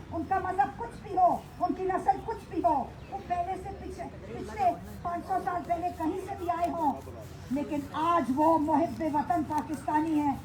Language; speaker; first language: Urdu; native; Urdu